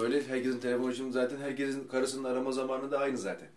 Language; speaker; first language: Turkish; native; Turkish